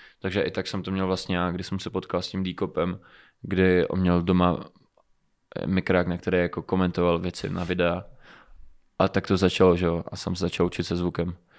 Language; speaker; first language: Czech; early bilingual, other home language; Romanian